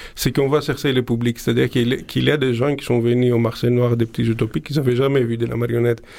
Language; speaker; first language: French; non-native, fluent; Greek